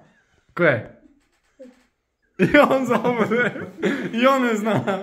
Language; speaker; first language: Serbian; native; Serbian